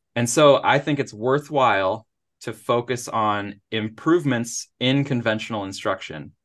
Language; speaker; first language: English; native; English